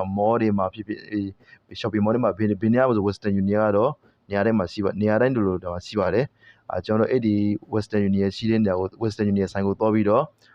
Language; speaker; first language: Burmese; native; Burmese